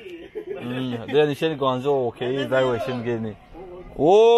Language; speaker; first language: Chinese; non-native, learner; Rundi